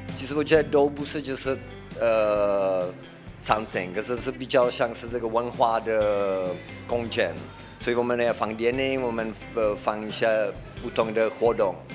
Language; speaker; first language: Chinese; non-native, fluent; Czech